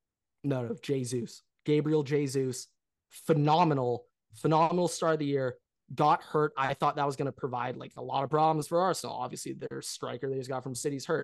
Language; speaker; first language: English; native; English